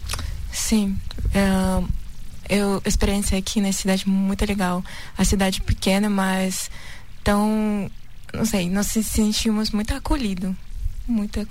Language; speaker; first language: Portuguese; non-native, learner; Russian